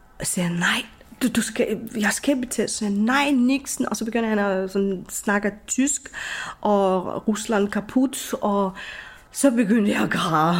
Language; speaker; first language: Danish; non-native, fluent; Ukrainian